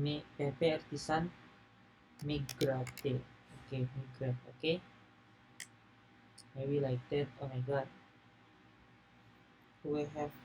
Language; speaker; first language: English; non-native, learner; Indonesian